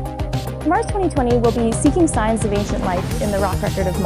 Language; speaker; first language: English; native; English